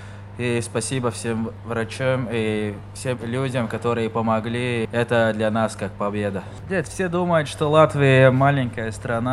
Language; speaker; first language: Russian; non-native, local second language; Latvian